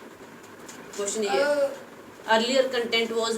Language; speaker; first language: English; non-native, local second language; Hindi